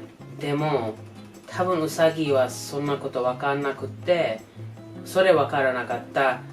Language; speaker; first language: Japanese; non-native, learner; English